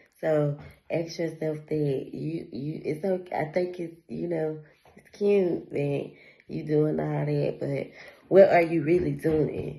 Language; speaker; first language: English; native; English